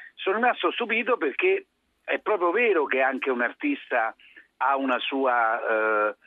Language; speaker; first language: Italian; native; Italian